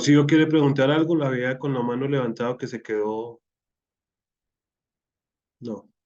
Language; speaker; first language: Spanish; native; Spanish